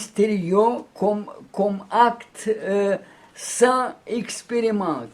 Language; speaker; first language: French; non-native, learner; Russian